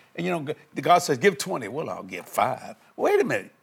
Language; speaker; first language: English; native; English